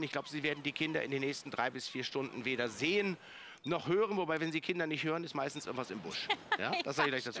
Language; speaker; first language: German; native; German